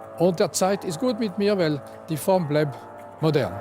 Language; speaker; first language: German; non-native, fluent; French